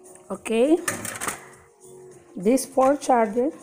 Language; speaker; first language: English; non-native, learner; Spanish